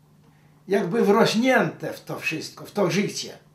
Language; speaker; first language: Polish; non-native, local second language; Ukrainian